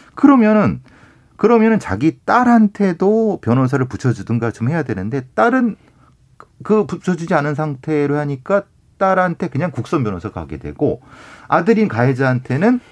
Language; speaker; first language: Korean; native; Korean